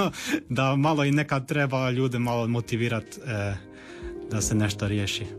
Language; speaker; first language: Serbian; early bilingual, heritage; Croatian